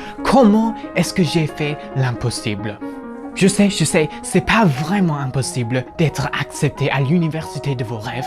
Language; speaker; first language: French; non-native, fluent; English